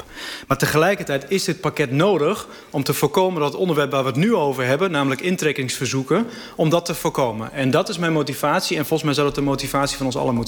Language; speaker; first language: Dutch; native; Dutch